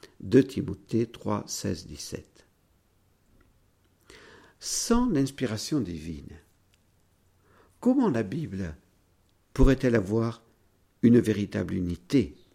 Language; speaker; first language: French; native; French